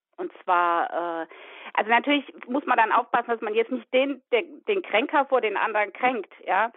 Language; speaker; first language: German; native; German